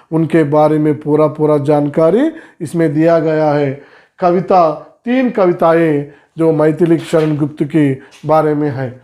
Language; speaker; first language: Hindi; non-native, local second language; Telugu